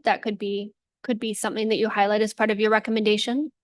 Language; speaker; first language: English; native; English